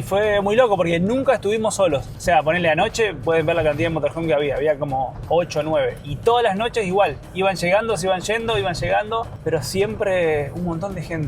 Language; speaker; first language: Spanish; native; Spanish